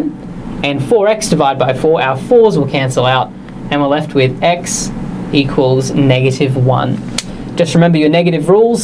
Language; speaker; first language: English; native; English